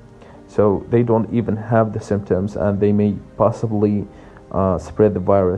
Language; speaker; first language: English; non-native, fluent; Arabic